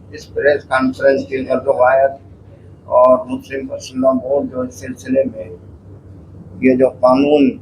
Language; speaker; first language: Urdu; native; Urdu